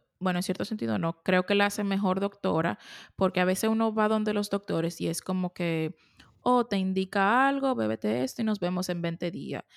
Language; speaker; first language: Spanish; native; Spanish